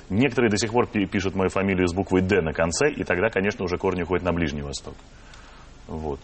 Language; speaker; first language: Russian; native; Russian